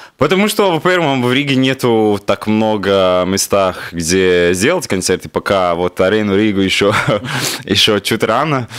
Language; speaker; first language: Russian; non-native, local second language; Latvian